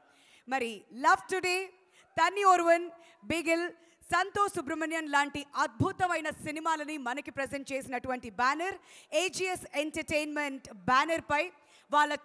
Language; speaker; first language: Telugu; native; Telugu